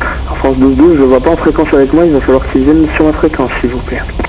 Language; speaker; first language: French; native; French